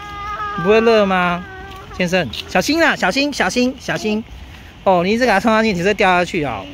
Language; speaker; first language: Chinese; native; Chinese